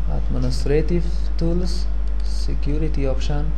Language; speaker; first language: Persian; native; Persian